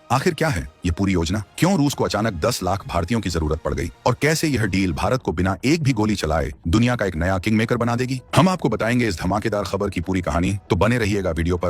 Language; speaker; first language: Hindi; native; Hindi